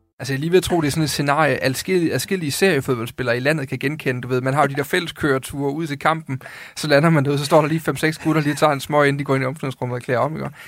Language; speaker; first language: Danish; native; Danish